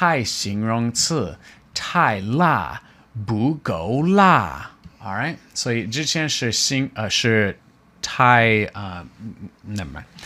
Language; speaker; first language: Chinese; non-native, fluent; English